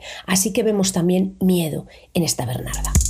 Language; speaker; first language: Spanish; native; Spanish